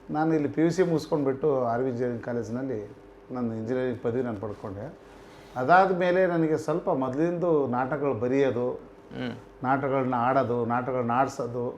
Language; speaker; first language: Kannada; native; Kannada